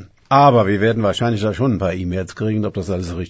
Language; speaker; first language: German; native; German